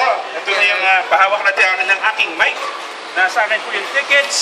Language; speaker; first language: Filipino; native; Filipino